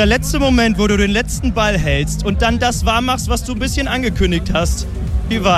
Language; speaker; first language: German; native; German